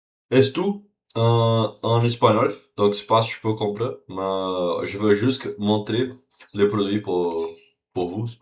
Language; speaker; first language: French; non-native, learner; Portuguese